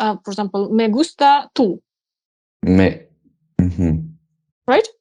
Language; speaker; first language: Spanish; non-native, learner; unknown